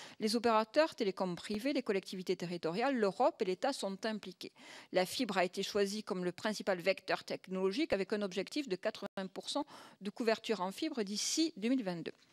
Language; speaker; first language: French; native; French